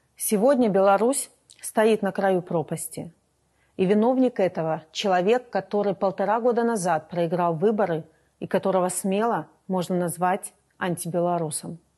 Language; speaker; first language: Russian; native; Russian